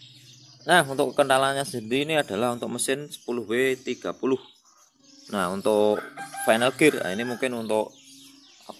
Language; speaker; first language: Indonesian; native; Indonesian